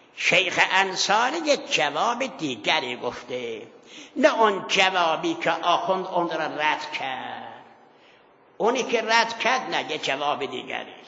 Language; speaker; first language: Persian; non-native, local second language; Azerbaijani